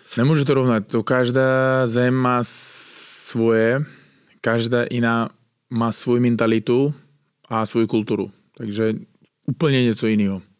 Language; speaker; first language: Czech; non-native, fluent; Uzbek